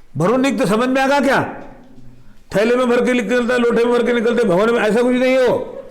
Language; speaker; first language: Hindi; non-native, local second language; Marathi